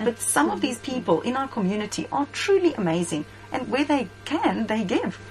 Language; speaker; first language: English; early bilingual, other home language; Greek